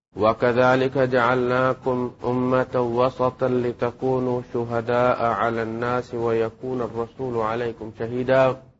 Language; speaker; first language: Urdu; non-native, local second language; Punjabi